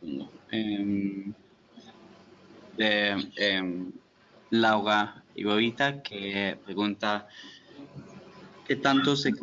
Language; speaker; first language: Spanish; non-native, fluent; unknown